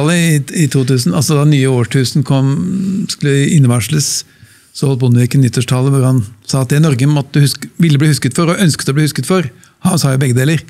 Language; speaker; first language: Norwegian; native; Norwegian